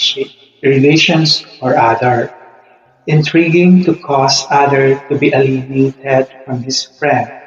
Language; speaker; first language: English; non-native, local second language; Filipino